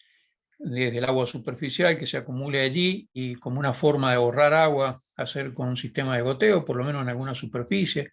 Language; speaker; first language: Spanish; native; Spanish